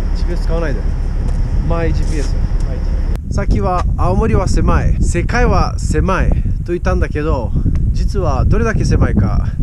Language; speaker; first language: Japanese; non-native, fluent; Romanian